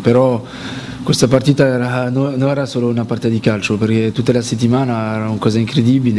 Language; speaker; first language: Italian; non-native, fluent; French